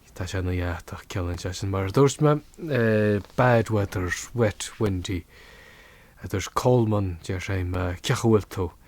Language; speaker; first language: Irish; native; Irish